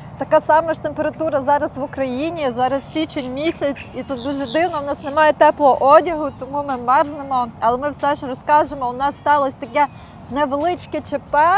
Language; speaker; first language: Ukrainian; native; Ukrainian